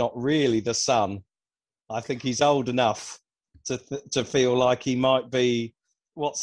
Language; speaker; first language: English; native; English